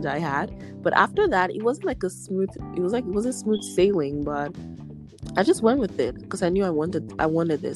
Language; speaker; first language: English; non-native, local second language; Yoruba